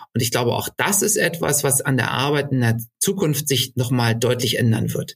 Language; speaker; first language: German; native; German